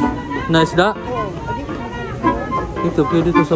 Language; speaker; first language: Filipino; non-native, local second language; Bikol